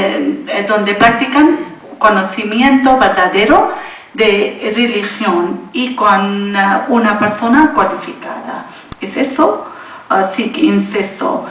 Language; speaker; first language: Spanish; non-native, learner; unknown